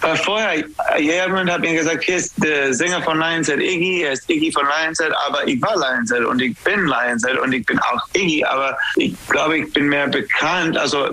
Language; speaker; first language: German; non-native, learner; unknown